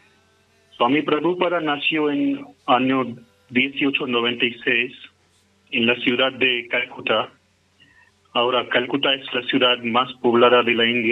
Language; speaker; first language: Spanish; non-native, fluent; Hindi